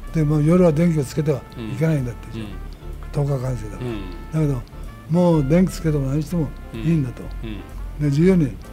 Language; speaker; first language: Japanese; native; Japanese